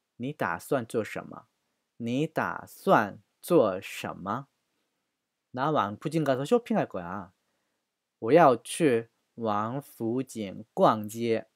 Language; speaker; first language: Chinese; non-native, fluent; Korean